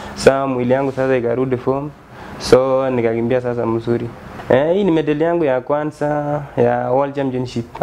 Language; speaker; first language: Swahili; non-native, local second language; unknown